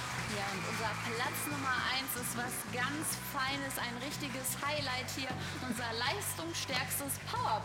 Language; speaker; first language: German; native; German